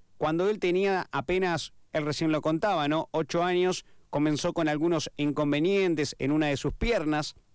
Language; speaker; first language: Spanish; native; Spanish